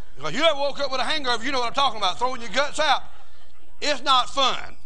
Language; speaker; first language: English; native; English